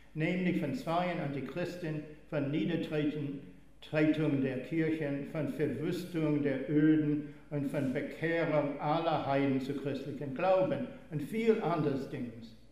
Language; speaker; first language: German; non-native, fluent; English